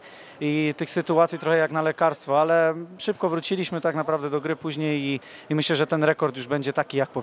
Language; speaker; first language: Polish; native; Polish